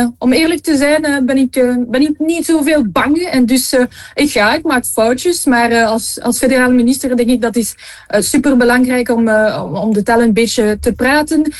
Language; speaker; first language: Dutch; non-native, local second language; French